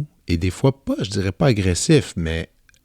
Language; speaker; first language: French; native; French